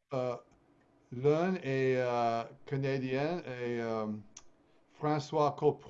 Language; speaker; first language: French; non-native, fluent; English